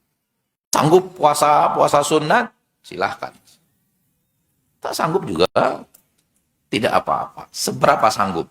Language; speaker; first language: Indonesian; native; Indonesian